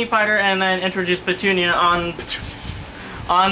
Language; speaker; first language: English; native; English